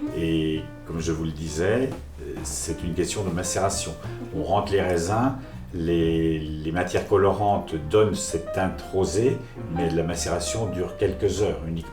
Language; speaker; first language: French; native; French